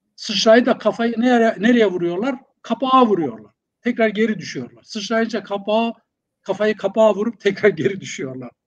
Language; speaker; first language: Turkish; non-native, local second language; Zaza